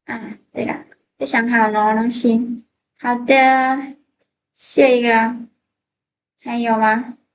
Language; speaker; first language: Chinese; non-native, fluent; Lao